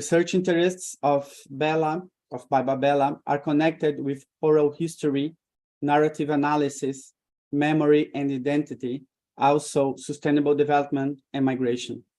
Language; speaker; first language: English; non-native, fluent; Portuguese